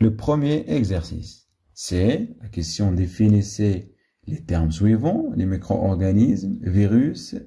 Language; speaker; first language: French; non-native, local second language; Arabic